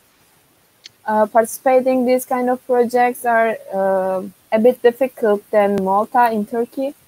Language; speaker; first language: English; non-native, fluent; Turkish